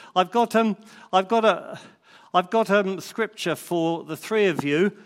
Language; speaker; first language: English; native; English